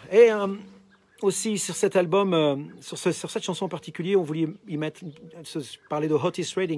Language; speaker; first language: French; native; French